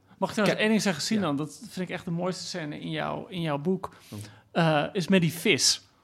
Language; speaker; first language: Dutch; native; Dutch